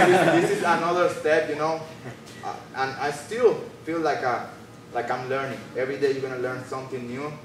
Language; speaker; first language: English; non-native, learner; Spanish